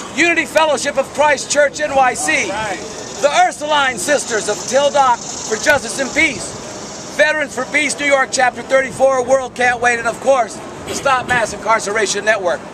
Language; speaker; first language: English; native; English